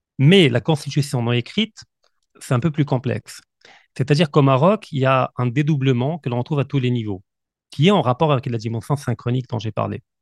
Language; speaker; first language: French; non-native, local second language; Arabic